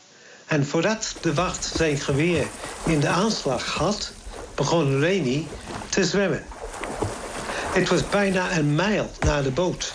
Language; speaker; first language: Dutch; non-native, fluent; English